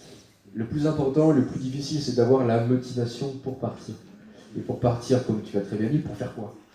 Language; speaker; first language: French; native; French